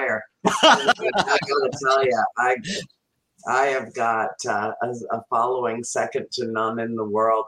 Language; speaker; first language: English; native; English